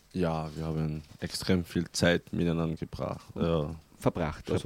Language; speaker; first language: German; non-native, fluent; French